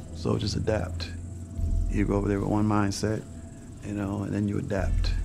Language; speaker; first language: English; native; English